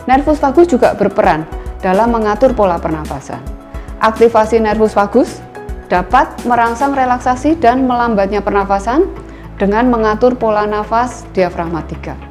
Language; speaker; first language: Indonesian; native; Indonesian